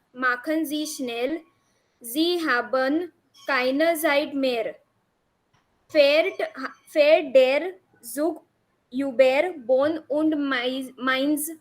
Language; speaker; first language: German; non-native, learner; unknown